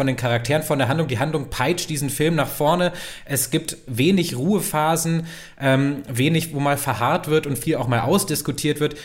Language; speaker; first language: German; native; German